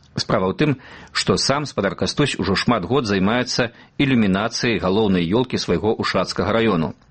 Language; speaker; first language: Belarusian; native; Belarusian